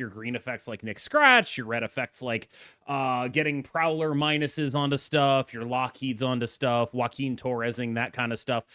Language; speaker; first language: English; native; English